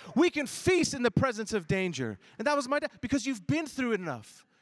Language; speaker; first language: English; early bilingual, other home language; Chinese